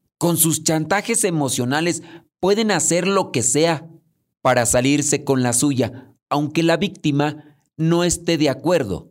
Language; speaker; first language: Spanish; native; Spanish